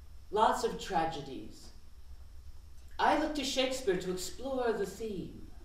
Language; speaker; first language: English; native; English